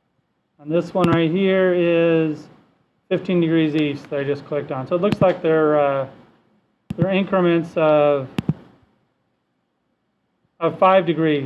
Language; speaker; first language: English; native; English